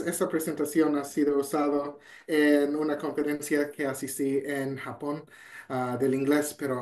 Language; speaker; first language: Spanish; non-native, fluent; English